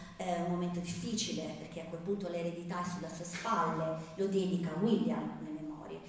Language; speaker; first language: Italian; native; Italian